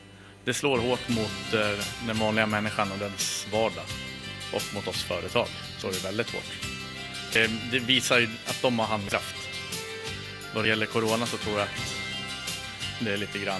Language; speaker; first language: Swedish; native; Swedish